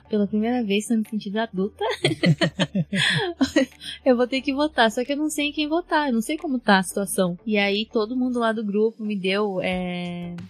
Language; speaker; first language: Portuguese; early bilingual, heritage; Japanese